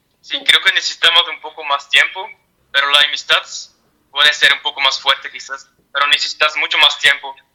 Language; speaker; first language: Spanish; non-native, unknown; Dutch